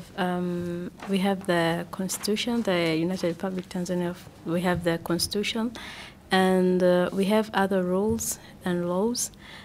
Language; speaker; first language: English; non-native, local second language; Swahili